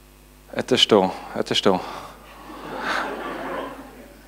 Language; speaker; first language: Russian; non-native, learner; Dutch